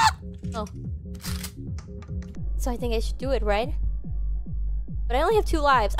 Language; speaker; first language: English; native; English